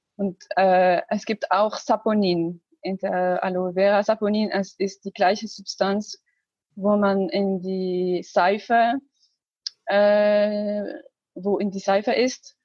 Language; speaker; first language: German; non-native, learner; Arabic